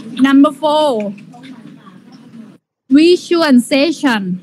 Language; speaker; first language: English; non-native, learner; Thai